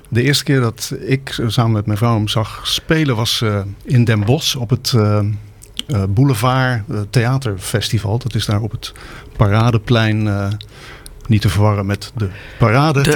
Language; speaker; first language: Dutch; native; Dutch